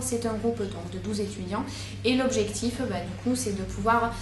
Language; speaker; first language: French; native; French